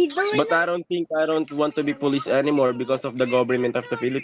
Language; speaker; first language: English; non-native, learner; Filipino